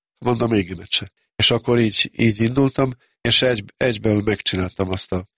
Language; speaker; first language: Hungarian; non-native, fluent; Serbian